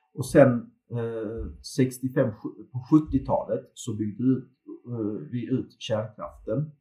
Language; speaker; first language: Swedish; early bilingual, other home language; Turkish